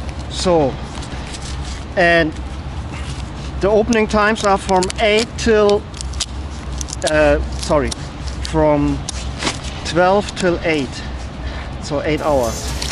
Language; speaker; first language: English; non-native, learner; German